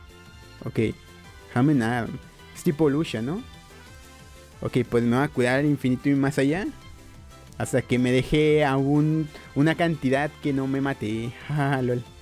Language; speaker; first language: Spanish; native; Spanish